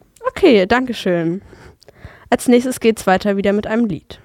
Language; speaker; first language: German; native; German